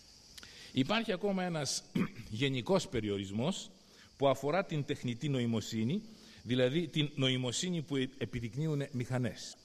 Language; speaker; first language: Greek; native; Greek